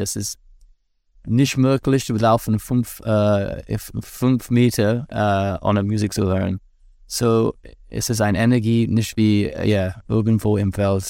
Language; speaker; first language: German; non-native, learner; English